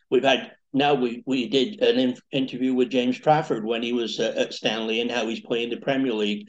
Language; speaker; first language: English; native; English